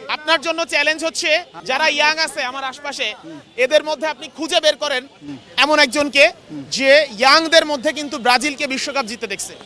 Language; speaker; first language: Bangla; native; Bangla